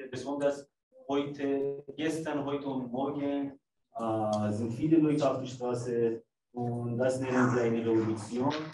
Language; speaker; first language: German; non-native, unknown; Persian